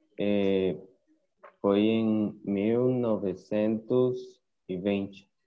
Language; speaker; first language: Portuguese; non-native, learner; Spanish